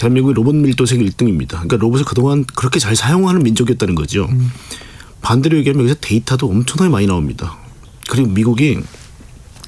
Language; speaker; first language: Korean; native; Korean